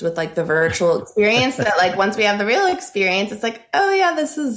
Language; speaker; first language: English; native; English